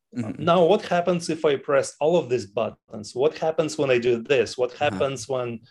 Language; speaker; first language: English; non-native, fluent; Russian